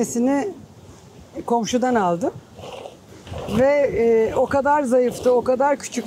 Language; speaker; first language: Turkish; native; Turkish